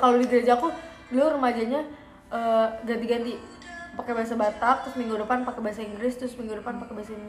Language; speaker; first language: Indonesian; native; Indonesian